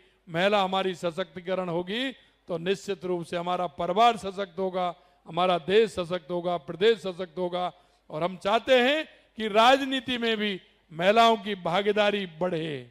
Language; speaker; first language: Hindi; native; Hindi